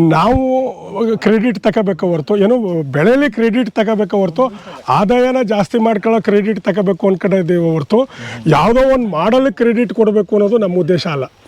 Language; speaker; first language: Kannada; native; Kannada